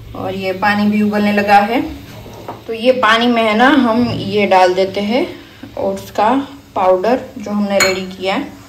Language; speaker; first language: Hindi; non-native, local second language; Gujarati